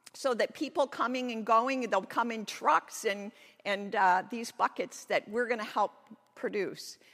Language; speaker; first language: English; native; English